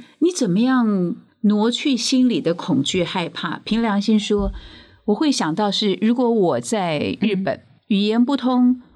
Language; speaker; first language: Chinese; native; Chinese